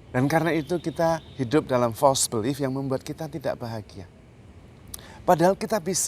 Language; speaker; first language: Indonesian; native; Indonesian